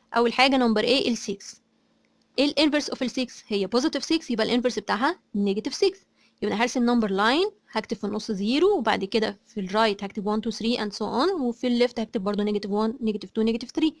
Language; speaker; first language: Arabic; native; Arabic